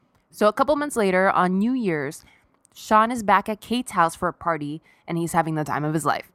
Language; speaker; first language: English; native; English